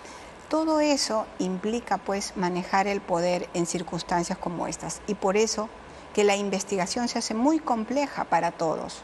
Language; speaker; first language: Spanish; native; Spanish